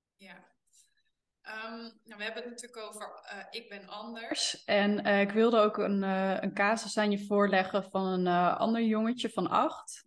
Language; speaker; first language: Dutch; native; Dutch